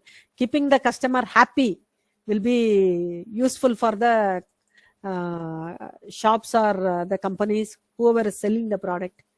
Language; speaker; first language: English; non-native, local second language; Tamil